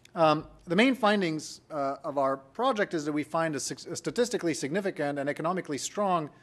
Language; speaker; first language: English; non-native, fluent; French